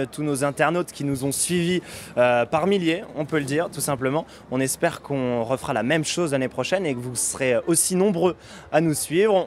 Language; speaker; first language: French; native; French